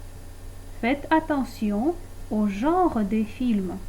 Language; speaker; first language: French; non-native, fluent; Russian